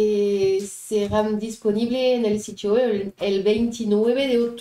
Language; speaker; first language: Spanish; non-native, learner; French